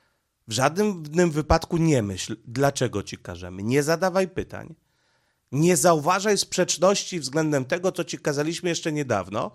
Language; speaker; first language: Polish; native; Polish